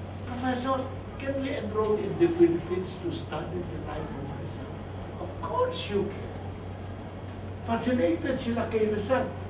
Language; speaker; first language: English; non-native, local second language; Filipino